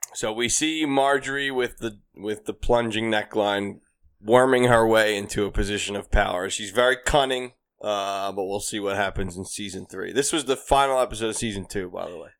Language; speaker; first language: English; native; English